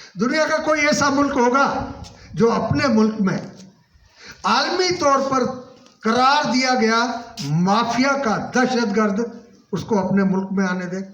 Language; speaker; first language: Urdu; non-native, local second language; Sindhi